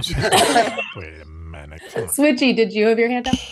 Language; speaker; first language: English; native; English